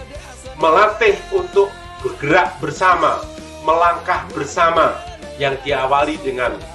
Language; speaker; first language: Indonesian; native; Indonesian